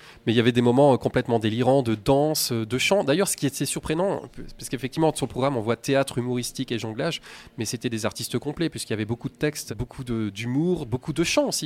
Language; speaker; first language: French; native; French